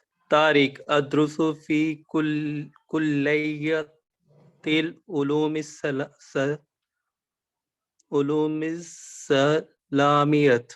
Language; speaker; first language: Arabic; non-native, learner; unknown